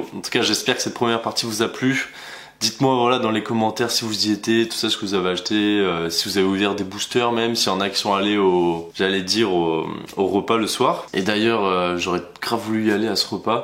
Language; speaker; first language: French; native; French